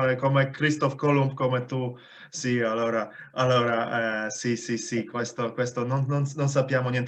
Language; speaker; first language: Italian; non-native, fluent; Polish